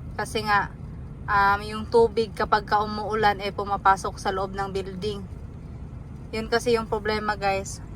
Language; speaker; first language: Filipino; non-native, local second language; Cebuano